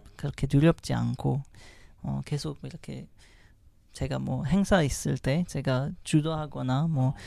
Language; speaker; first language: Korean; non-native, fluent; Arabic